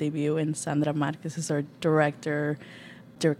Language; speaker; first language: English; early bilingual, other home language; Spanish